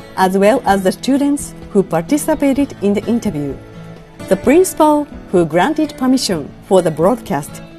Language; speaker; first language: English; non-native, fluent; Japanese